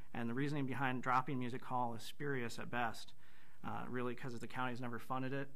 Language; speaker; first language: English; native; English